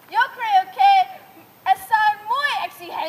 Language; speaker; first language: Spanish; non-native, learner; English